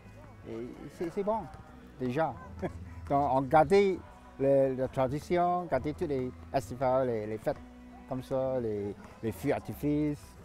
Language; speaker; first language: French; non-native, fluent; Cantonese